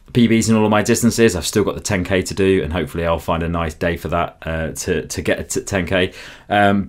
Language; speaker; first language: English; native; English